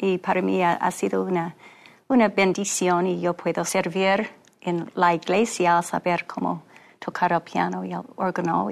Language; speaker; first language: Spanish; non-native, fluent; English